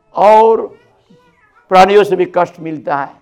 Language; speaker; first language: Hindi; non-native, local second language; Bangla